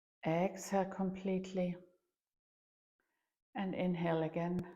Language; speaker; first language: English; non-native, fluent; German